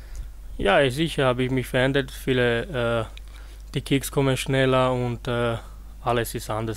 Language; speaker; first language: German; non-native, fluent; Armenian